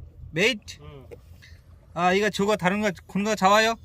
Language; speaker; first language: Korean; non-native, learner; Nepali